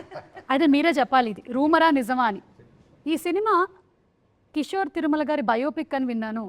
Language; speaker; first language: Telugu; non-native, local second language; Malayalam